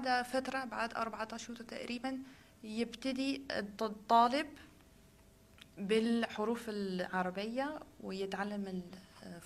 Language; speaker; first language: Arabic; non-native, fluent; Dutch